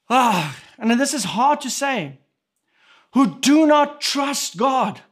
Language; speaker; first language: English; non-native, local second language; Afrikaans